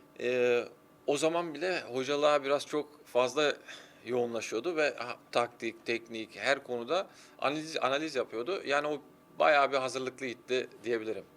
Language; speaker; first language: Turkish; early bilingual, heritage; Turkish